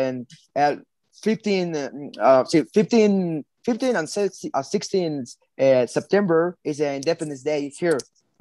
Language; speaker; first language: English; non-native, learner; Spanish